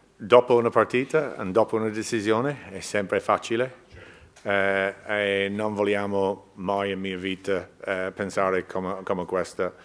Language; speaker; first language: Italian; non-native, learner; English